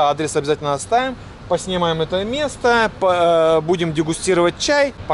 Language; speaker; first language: Russian; native; Russian